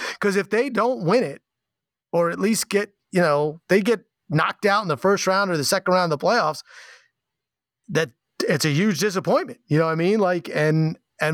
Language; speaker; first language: English; native; English